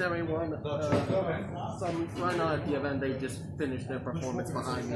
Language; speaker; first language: English; non-native, fluent; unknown